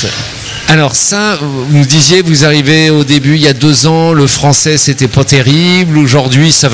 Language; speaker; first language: French; native; French